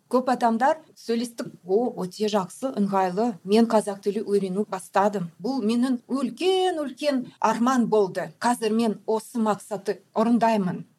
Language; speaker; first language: Kazakh; non-native, local second language; Russian